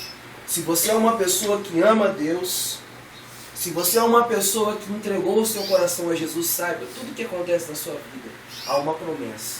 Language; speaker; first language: Portuguese; native; Portuguese